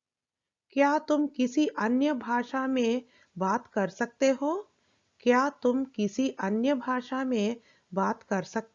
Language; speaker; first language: Hindi; non-native, local second language; Telugu